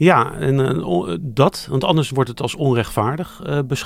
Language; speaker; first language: Dutch; native; Dutch